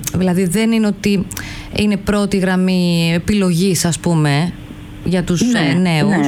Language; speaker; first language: Greek; native; Greek